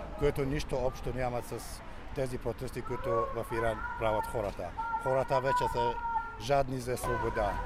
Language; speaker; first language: Bulgarian; non-native, learner; Kurdish